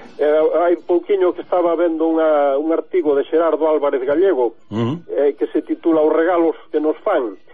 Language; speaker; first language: Galician; native; Galician